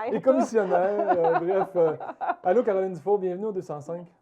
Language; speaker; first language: French; native; French